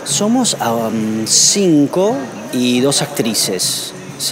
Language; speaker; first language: Spanish; non-native, learner; Dutch